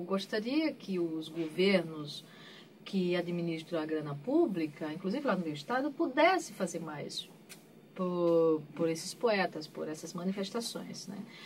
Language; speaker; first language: Portuguese; native; Portuguese